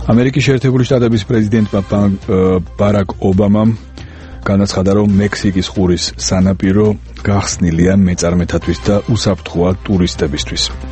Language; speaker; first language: Georgian; native; Georgian